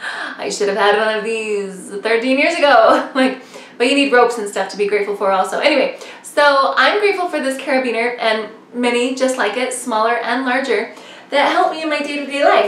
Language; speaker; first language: English; native; English